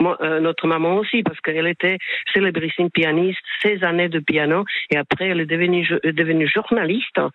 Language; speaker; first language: French; non-native, fluent; Slovak